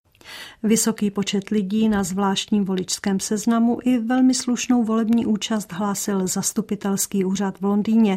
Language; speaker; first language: Czech; native; Czech